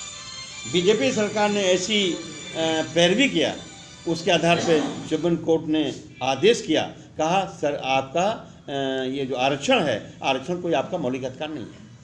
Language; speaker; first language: Hindi; native; Hindi